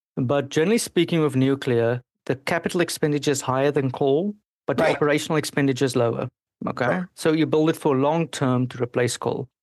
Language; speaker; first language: English; non-native, local second language; Afrikaans